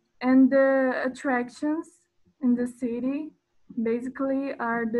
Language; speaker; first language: English; non-native, fluent; Portuguese